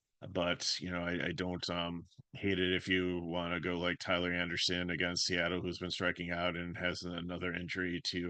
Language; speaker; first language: English; native; English